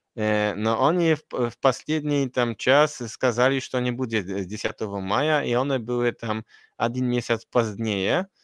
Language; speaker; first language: Russian; non-native, learner; Polish